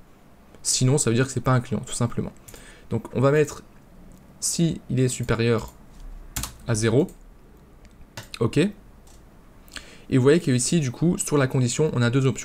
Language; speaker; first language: French; native; French